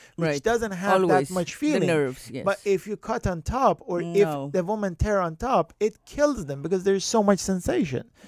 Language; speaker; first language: English; non-native, fluent; Persian